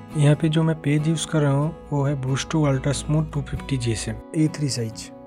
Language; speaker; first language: Hindi; non-native, local second language; Bangla